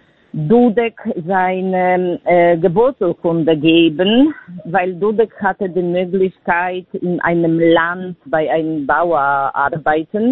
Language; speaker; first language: German; non-native, fluent; Polish